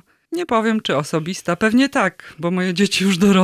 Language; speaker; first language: Polish; native; Polish